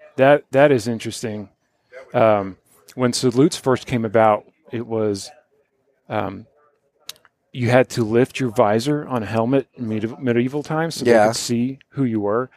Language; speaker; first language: English; early bilingual, other home language; Polish